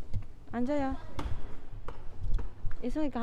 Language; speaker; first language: Korean; native; Korean